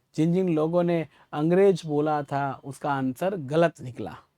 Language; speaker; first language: Hindi; non-native, local second language; Gujarati